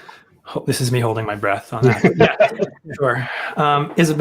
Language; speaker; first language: English; native; English